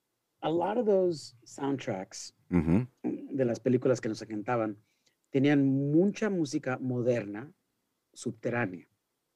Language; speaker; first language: Spanish; early bilingual, heritage; Spanish